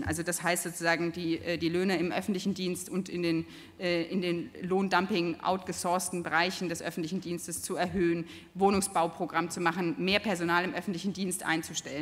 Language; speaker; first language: German; native; German